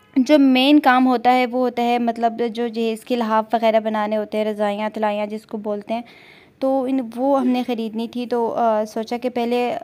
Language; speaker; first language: Urdu; non-native, local second language; Punjabi